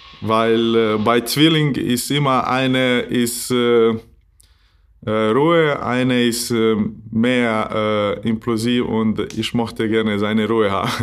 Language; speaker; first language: German; non-native, learner; Bosnian